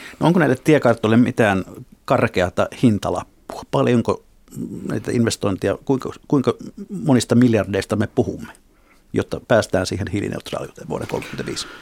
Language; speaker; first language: Finnish; native; Finnish